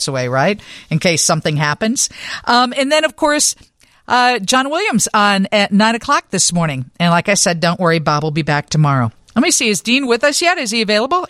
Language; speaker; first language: English; native; English